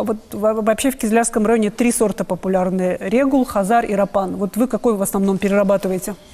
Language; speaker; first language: Russian; native; Russian